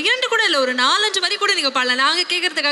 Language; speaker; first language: Tamil; native; Tamil